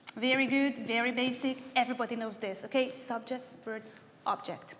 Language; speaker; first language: English; non-native, fluent; Hungarian